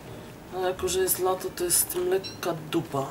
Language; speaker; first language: Polish; native; Polish